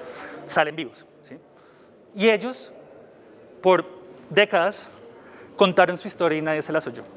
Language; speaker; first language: Spanish; native; Spanish